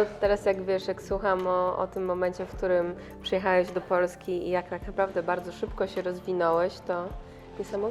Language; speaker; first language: Polish; native; Polish